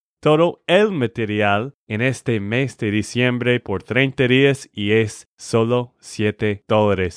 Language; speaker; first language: Spanish; non-native, learner; English